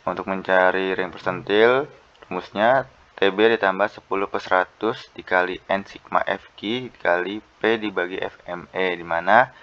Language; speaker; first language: Indonesian; native; Indonesian